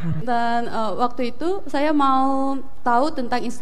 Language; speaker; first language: Indonesian; non-native, fluent; Korean